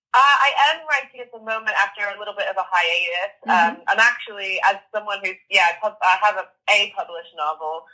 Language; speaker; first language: English; native; English